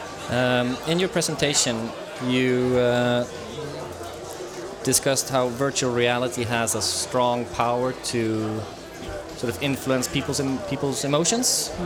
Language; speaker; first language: English; non-native, fluent; Swedish